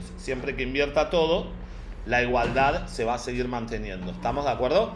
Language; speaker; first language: Spanish; native; Spanish